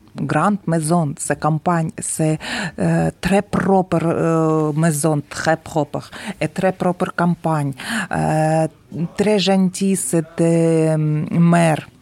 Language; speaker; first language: French; non-native, learner; Ukrainian